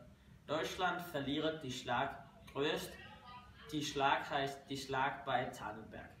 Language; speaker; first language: German; non-native, learner; Danish